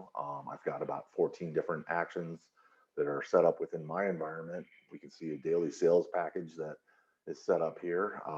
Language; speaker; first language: English; native; English